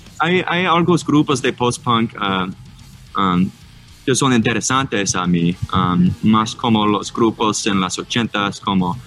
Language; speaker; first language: Spanish; non-native, learner; English